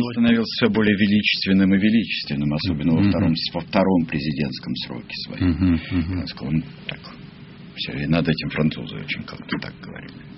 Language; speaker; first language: Russian; native; Russian